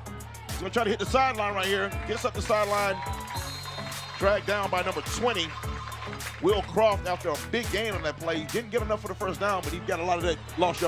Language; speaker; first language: English; native; English